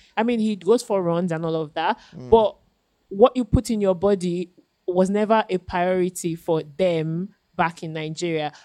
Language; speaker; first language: English; non-native, local second language; Yoruba